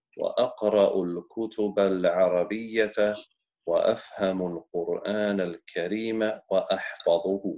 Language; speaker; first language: Arabic; non-native, fluent; English